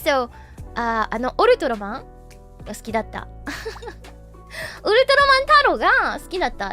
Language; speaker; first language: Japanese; non-native, learner; English